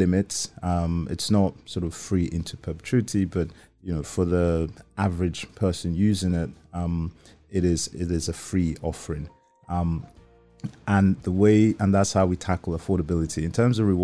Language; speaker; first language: English; non-native, local second language; Yoruba